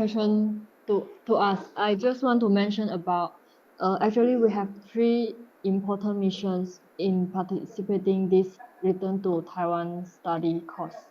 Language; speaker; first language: English; non-native, learner; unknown